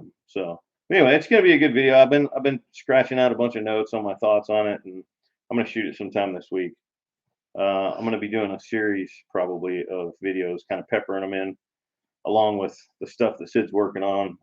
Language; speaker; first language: English; native; English